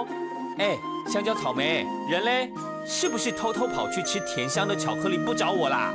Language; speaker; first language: Chinese; native; Chinese